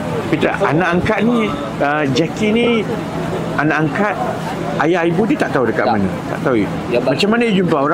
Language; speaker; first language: Malay; native; Malay